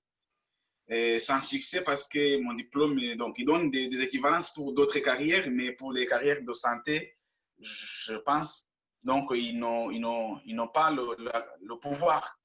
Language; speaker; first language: French; non-native, local second language; Kinyarwanda